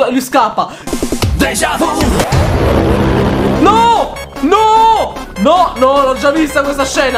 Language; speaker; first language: Italian; native; Italian